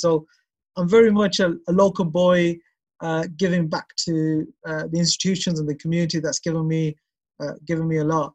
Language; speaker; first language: English; native; English